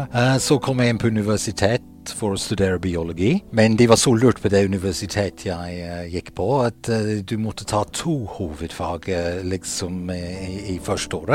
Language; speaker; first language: Norwegian; non-native, fluent; English